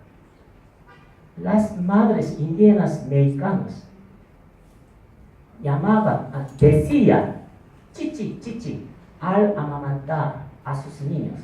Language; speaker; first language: Spanish; non-native, fluent; Korean